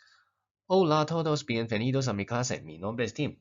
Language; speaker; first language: Spanish; non-native, fluent; Chinese